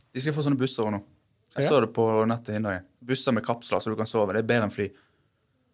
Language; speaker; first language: Norwegian; native; Norwegian